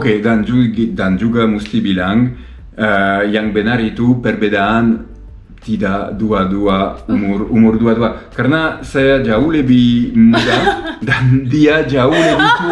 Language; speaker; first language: Indonesian; non-native, learner; French